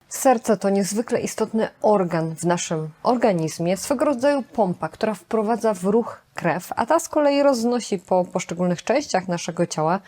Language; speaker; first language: Polish; native; Polish